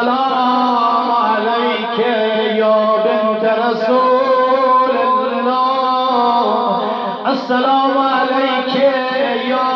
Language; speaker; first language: Persian; native; Persian